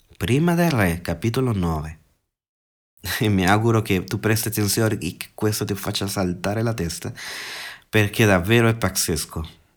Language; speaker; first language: Italian; non-native, fluent; Spanish